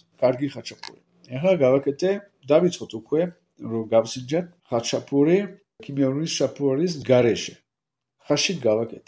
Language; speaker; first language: Georgian; non-native, learner; French